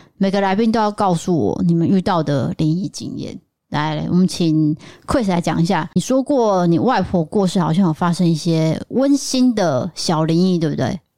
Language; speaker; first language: Chinese; native; Chinese